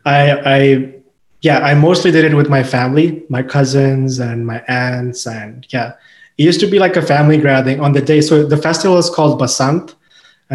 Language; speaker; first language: English; non-native, local second language; Urdu